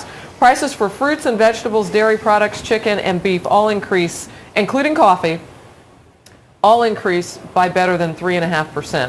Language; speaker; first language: English; native; English